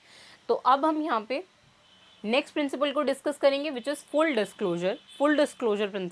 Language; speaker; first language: Hindi; native; Hindi